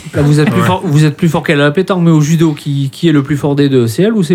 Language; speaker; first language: French; native; French